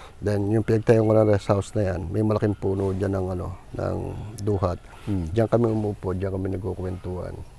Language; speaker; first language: Filipino; native; Filipino